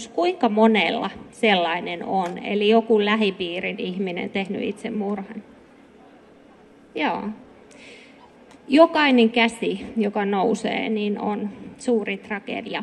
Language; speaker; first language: Finnish; native; Finnish